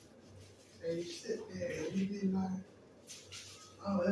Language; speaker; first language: English; native; English